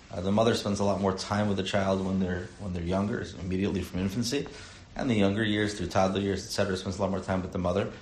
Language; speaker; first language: English; native; English